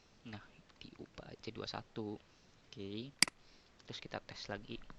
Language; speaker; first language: Indonesian; native; Indonesian